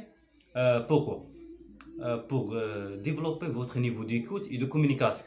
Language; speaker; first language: French; non-native, learner; Arabic